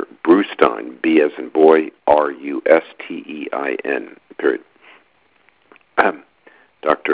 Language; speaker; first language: English; native; English